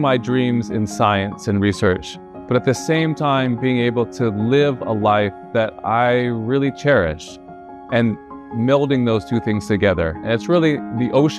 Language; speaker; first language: English; native; English